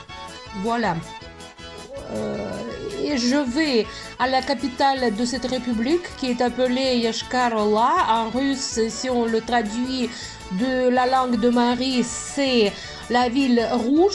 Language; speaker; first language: French; non-native, fluent; Russian